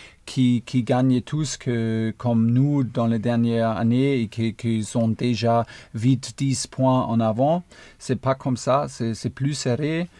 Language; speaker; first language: French; non-native, fluent; German